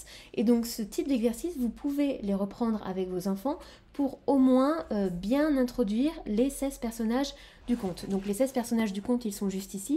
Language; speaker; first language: French; native; French